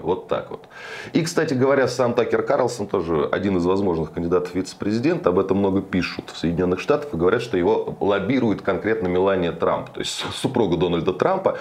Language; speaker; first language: Russian; native; Russian